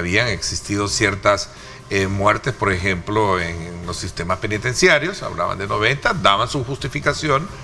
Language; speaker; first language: Spanish; native; Spanish